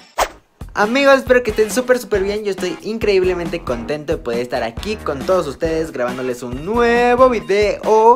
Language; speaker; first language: Spanish; native; Spanish